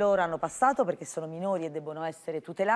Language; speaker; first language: Italian; native; Italian